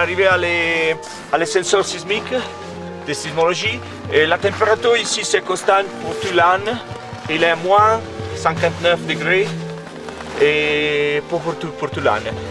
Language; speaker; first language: French; non-native, learner; Italian